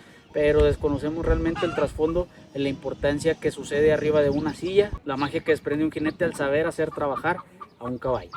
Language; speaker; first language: Spanish; native; Spanish